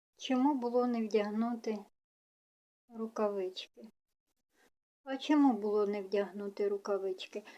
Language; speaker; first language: Ukrainian; non-native, local second language; Russian